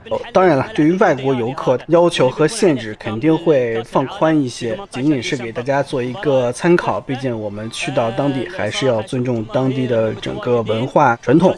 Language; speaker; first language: Chinese; native; Chinese